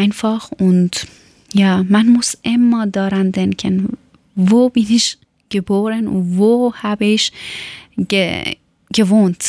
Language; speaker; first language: German; non-native, fluent; Persian